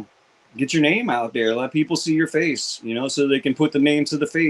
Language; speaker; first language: English; native; English